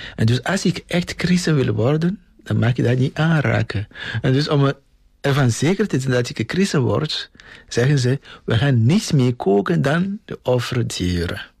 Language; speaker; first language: Dutch; non-native, fluent; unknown